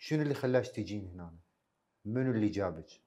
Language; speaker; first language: Arabic; native; Arabic